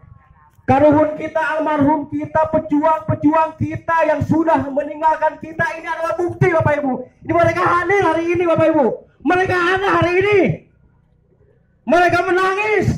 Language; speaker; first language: Indonesian; native; Indonesian